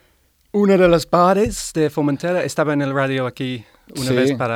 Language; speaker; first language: Spanish; non-native, learner; English